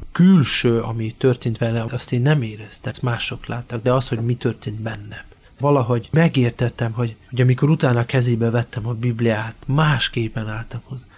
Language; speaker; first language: Hungarian; non-native, fluent; Slovenian